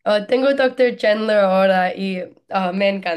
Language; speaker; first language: Spanish; non-native, learner; English